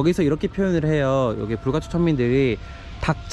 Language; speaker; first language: Korean; native; Korean